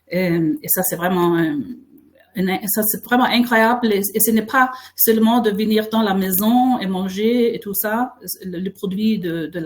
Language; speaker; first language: French; non-native, fluent; Faroese